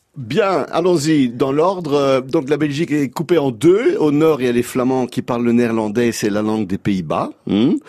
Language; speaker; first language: French; native; French